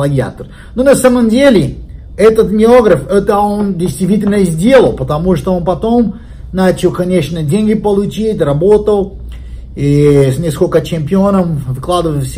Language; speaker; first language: Russian; non-native, learner; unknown